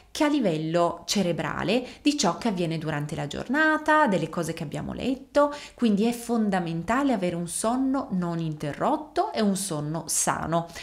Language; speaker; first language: Italian; native; Italian